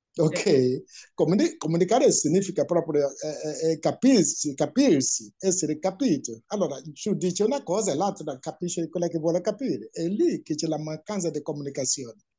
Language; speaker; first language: Italian; non-native, fluent; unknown